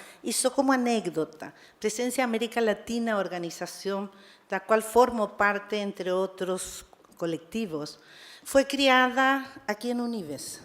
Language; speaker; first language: Portuguese; non-native, fluent; Spanish